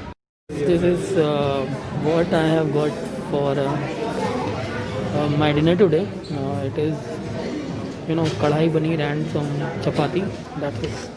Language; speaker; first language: English; non-native, local second language; Hindi